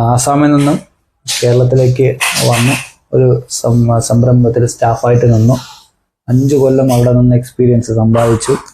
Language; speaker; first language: Malayalam; native; Malayalam